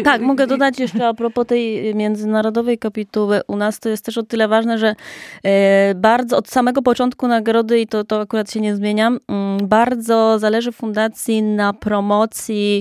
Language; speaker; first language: Polish; native; Polish